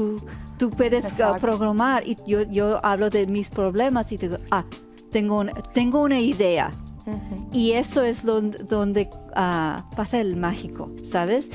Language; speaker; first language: Spanish; early bilingual, heritage; Spanish